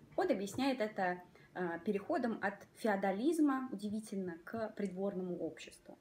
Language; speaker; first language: Russian; native; Russian